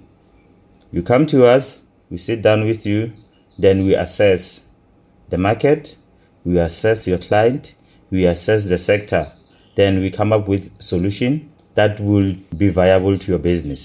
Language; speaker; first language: English; non-native, local second language; Tswana